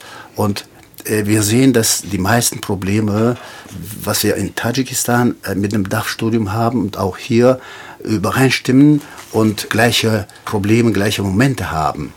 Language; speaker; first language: German; non-native, fluent; Tajik